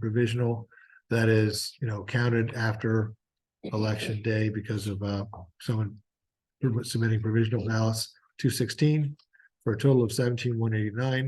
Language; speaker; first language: English; native; English